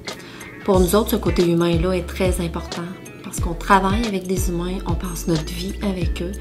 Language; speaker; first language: French; native; French